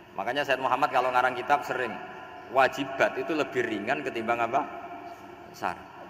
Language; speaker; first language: Indonesian; non-native, local second language; Javanese